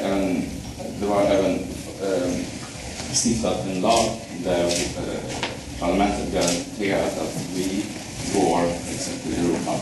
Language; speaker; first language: Swedish; non-native, fluent; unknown